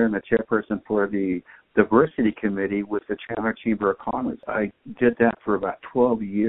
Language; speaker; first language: English; native; English